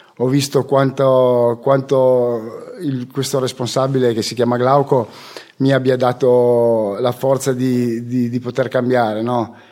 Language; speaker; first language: Italian; native; Italian